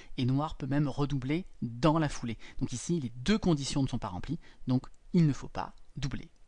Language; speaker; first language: French; native; French